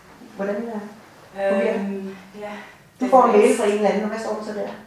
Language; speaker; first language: Danish; native; Danish